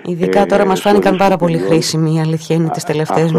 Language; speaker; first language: Greek; native; Greek